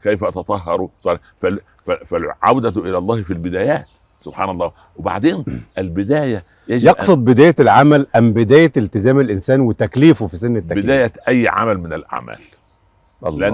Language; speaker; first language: Arabic; native; Arabic